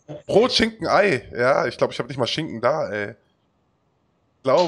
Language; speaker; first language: German; native; German